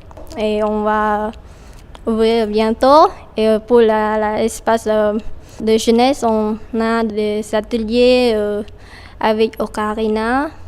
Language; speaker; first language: French; non-native, fluent; Khmer